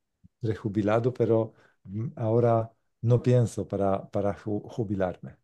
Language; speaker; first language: Spanish; non-native, learner; Polish